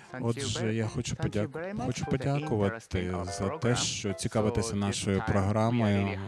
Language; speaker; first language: Ukrainian; non-native, fluent; Japanese